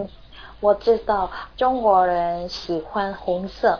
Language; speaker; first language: Chinese; non-native, learner; Korean